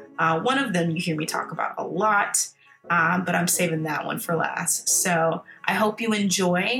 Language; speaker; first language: English; native; English